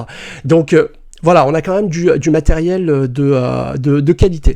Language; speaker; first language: French; native; French